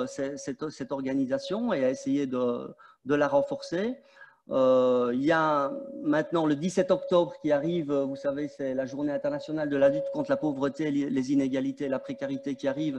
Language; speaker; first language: French; native; French